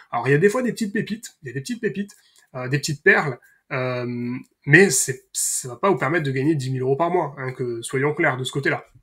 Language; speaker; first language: French; native; French